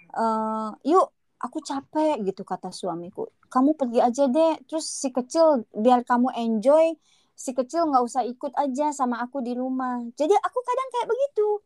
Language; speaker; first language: Indonesian; native; Indonesian